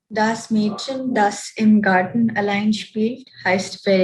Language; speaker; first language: German; non-native, learner; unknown